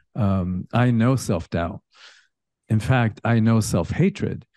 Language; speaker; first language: English; early bilingual, other home language; Spanish